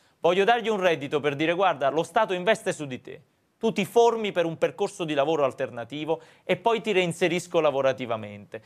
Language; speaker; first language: Italian; native; Italian